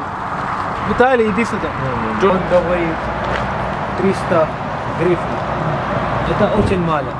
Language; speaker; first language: Russian; non-native, learner; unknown